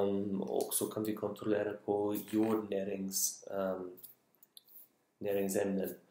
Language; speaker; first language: Swedish; non-native, learner; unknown